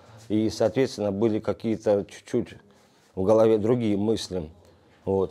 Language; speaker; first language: Russian; native; Russian